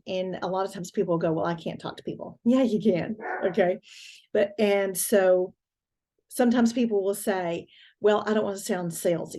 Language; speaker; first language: English; native; English